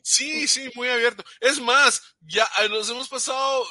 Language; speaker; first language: Spanish; early bilingual, heritage; Spanish